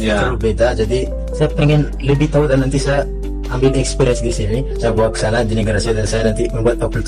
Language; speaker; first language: Indonesian; non-native, fluent; Malagasy